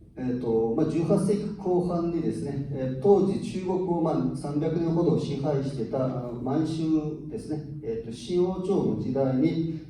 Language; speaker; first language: Japanese; non-native, fluent; Uyghur